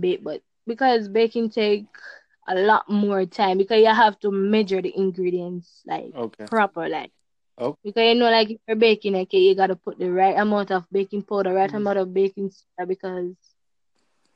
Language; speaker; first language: English; non-native, local second language; Jamaican Creole English